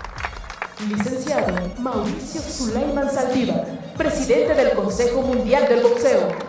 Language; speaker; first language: Spanish; native; Spanish